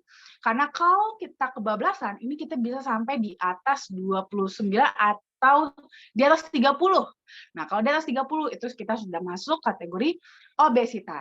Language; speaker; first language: Indonesian; native; Indonesian